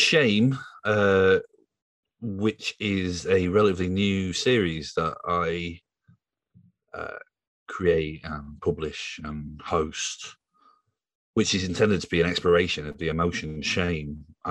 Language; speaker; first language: English; native; English